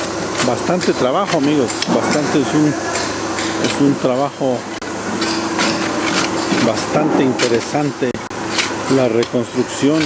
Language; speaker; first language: Spanish; native; Spanish